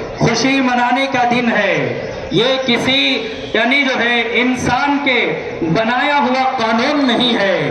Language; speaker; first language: Urdu; native; Urdu